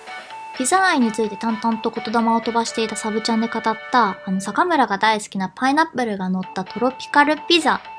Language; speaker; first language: Japanese; native; Japanese